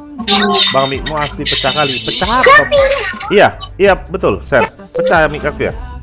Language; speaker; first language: Indonesian; native; Indonesian